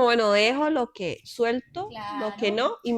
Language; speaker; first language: Spanish; native; Spanish